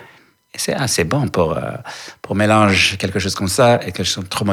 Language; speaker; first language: French; non-native, learner; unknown